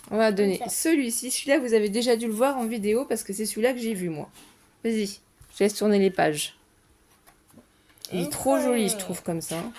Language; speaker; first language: French; native; French